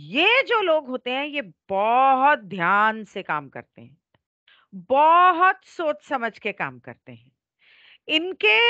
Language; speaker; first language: Hindi; native; Hindi